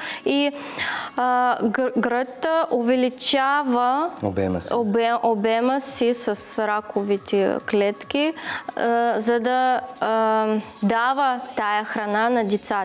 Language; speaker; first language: Bulgarian; non-native, learner; Russian